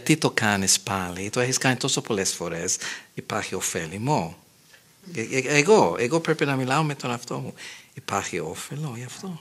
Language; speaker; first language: Greek; non-native, fluent; English